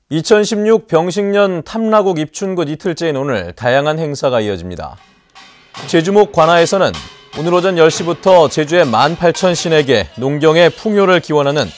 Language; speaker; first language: Korean; native; Korean